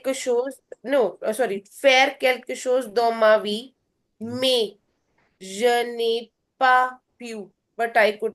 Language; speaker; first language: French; non-native, learner; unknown